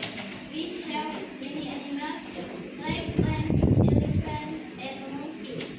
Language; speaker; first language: English; non-native, learner; Indonesian